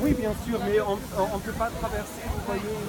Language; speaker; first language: French; non-native, fluent; German